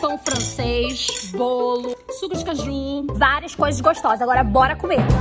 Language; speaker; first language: Portuguese; native; Portuguese